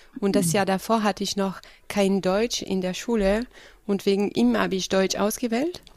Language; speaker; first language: German; non-native, fluent; French